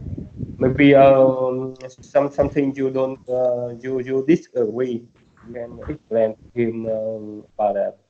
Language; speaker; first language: English; non-native, learner; Vietnamese